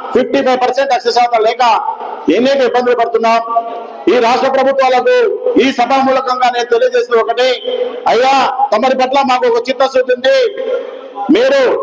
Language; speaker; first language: Telugu; non-native, local second language; Lambadi